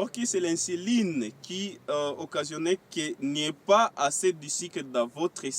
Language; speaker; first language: French; non-native, local second language; Swahili